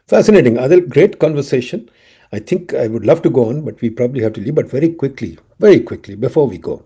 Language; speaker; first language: English; non-native, local second language; Urdu